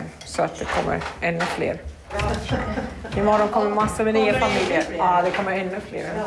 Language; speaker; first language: Swedish; non-native, fluent; Arabic